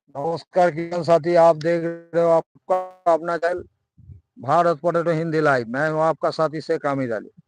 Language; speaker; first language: Hindi; non-native, local second language; Bangla